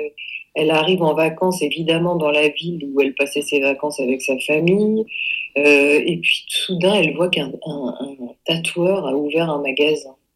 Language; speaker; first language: French; native; French